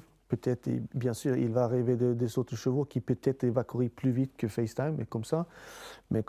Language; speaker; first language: French; non-native, fluent; Swedish